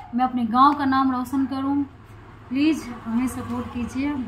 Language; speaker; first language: Hindi; native; Hindi